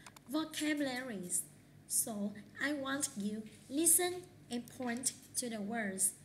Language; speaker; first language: English; non-native, learner; Vietnamese